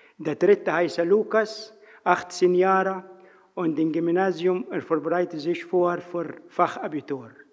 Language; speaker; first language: German; non-native, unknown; Arabic